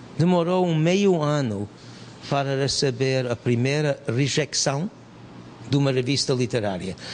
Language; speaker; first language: Portuguese; non-native, fluent; English